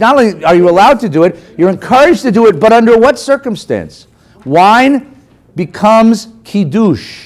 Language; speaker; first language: English; native; English